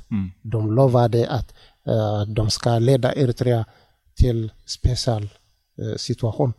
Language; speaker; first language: Swedish; non-native, learner; Tigrinya